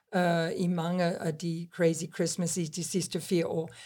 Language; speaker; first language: Danish; non-native, fluent; English